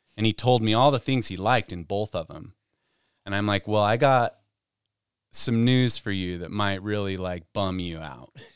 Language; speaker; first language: English; native; English